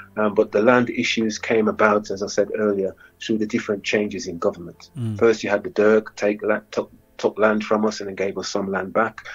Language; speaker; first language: English; native; English